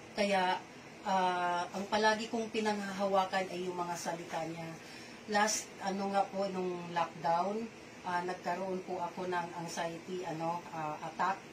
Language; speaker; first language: Filipino; non-native, local second language; Cebuano